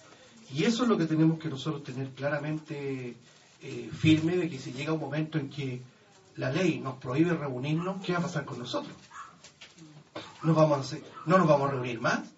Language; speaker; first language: Spanish; native; Spanish